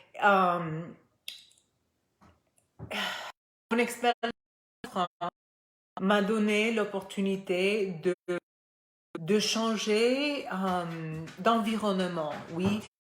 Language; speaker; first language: French; non-native, fluent; Spanish